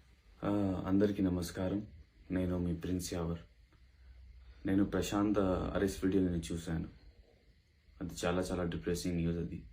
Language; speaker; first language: Telugu; non-native, local second language; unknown